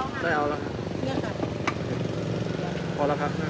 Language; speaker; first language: Thai; non-native, learner; Chinese